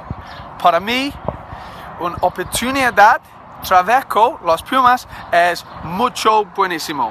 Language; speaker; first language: Spanish; non-native, learner; English